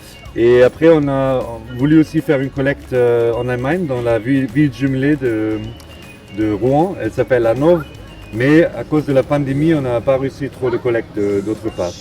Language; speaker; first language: French; non-native, fluent; German